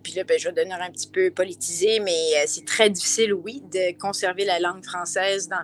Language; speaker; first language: French; native; French